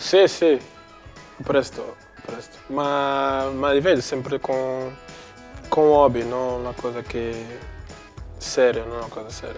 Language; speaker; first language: Italian; non-native, learner; Portuguese